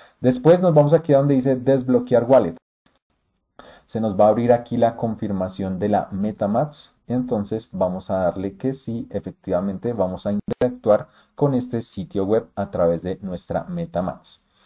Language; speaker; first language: Spanish; native; Spanish